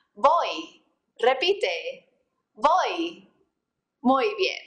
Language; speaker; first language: Spanish; non-native, fluent; English